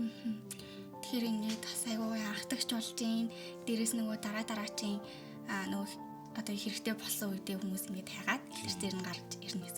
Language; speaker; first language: Mongolian; native; Mongolian